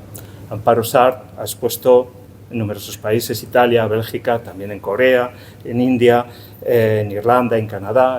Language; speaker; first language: Spanish; native; Spanish